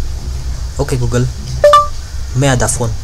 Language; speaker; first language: German; non-native, learner; Indonesian